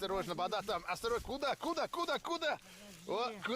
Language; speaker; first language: Russian; non-native, learner; English